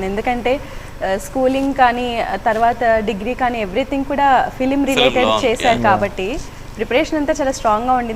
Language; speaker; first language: Telugu; native; Telugu